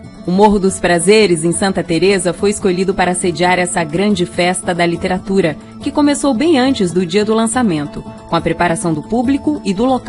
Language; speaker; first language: Portuguese; native; Portuguese